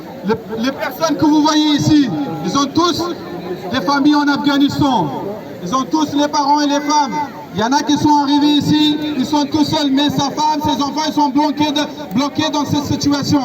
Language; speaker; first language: French; non-native, fluent; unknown